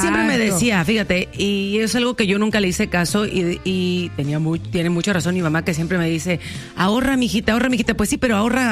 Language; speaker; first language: Spanish; native; Spanish